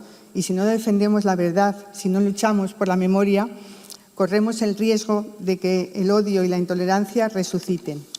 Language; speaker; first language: Spanish; native; Spanish